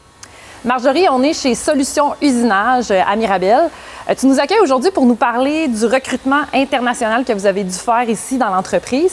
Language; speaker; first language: French; native; French